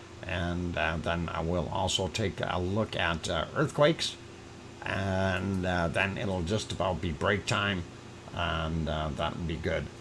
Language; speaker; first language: English; native; English